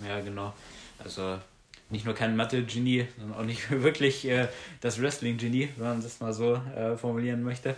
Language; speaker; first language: German; native; German